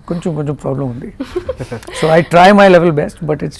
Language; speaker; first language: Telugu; non-native, learner; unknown